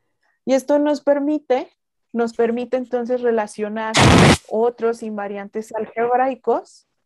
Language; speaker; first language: Spanish; native; Spanish